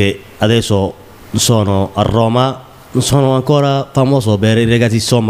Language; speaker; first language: Italian; non-native, learner; Somali